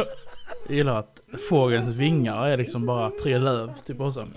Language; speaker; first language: Swedish; native; Swedish